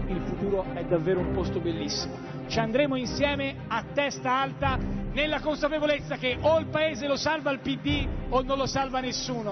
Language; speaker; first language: Italian; native; Italian